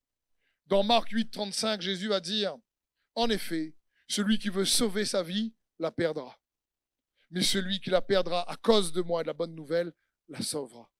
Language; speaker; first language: French; native; French